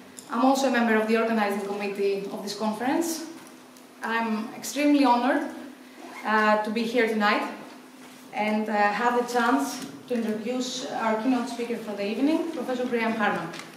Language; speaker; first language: English; non-native, fluent; Greek